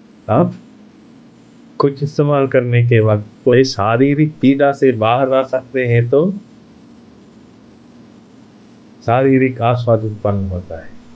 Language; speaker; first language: Hindi; non-native, fluent; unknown